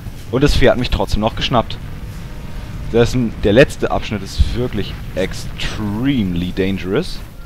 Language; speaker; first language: German; native; German